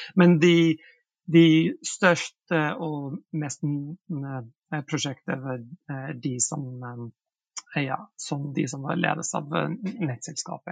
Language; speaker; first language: Norwegian; non-native, fluent; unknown